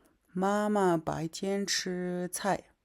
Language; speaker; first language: Chinese; non-native, fluent; Mongolian